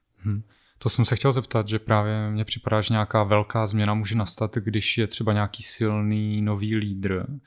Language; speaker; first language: Czech; native; Czech